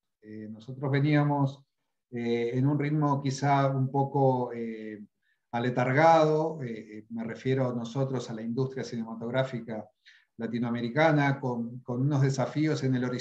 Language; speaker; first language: Spanish; native; Spanish